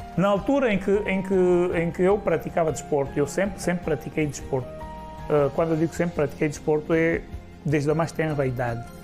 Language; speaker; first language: Portuguese; native; Portuguese